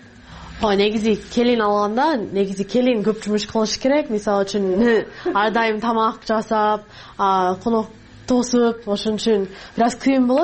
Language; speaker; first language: Kyrgyz; non-native, learner; English